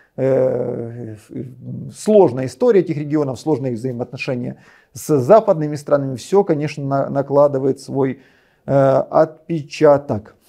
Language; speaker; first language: Russian; native; Russian